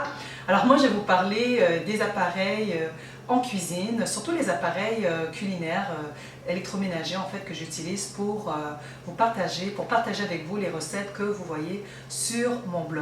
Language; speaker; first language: French; native; French